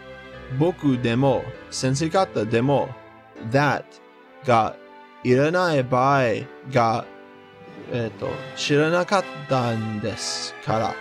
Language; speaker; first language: Japanese; non-native, learner; English